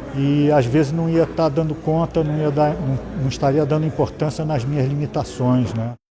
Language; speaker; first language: Portuguese; native; Portuguese